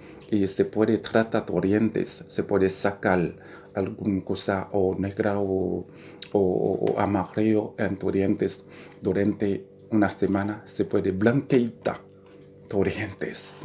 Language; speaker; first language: Spanish; non-native, learner; Haitian Creole